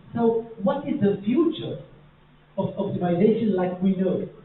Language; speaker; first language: English; non-native, fluent; Arabic